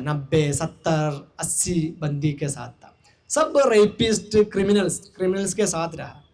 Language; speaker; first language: Hindi; non-native, local second language; Malayalam